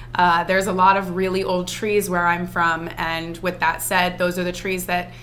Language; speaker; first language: English; native; English